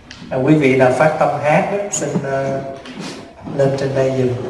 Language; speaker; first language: Vietnamese; native; Vietnamese